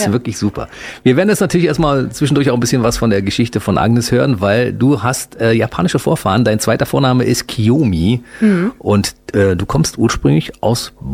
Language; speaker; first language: German; native; German